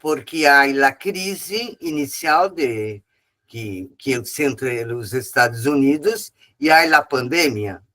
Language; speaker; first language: Spanish; non-native, fluent; Portuguese